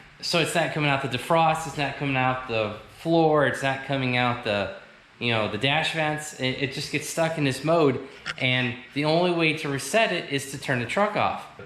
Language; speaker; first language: English; native; English